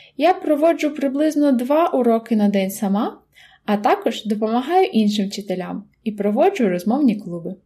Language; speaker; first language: Ukrainian; native; Ukrainian